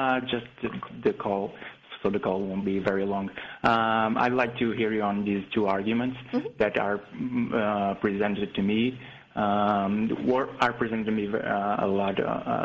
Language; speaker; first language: English; non-native, fluent; Portuguese